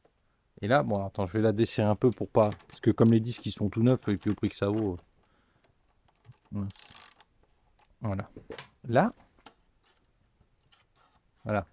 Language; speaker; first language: French; native; French